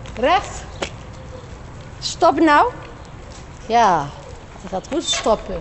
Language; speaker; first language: Dutch; non-native, learner; Somali